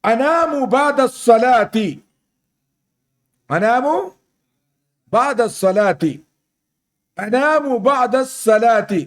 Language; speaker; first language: Arabic; non-native, fluent; Urdu